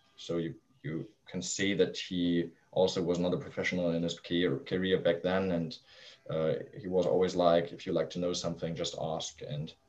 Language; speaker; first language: English; non-native, fluent; German